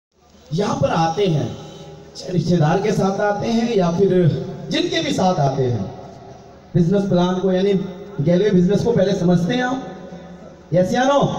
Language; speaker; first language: Hindi; native; Hindi